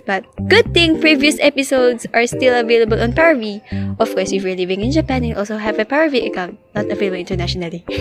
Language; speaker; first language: English; non-native, local second language; Filipino